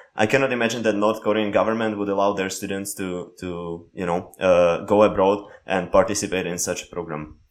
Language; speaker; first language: English; non-native, fluent; Slovak